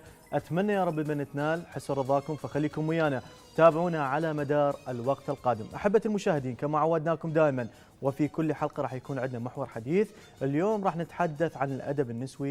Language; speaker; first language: Arabic; native; Arabic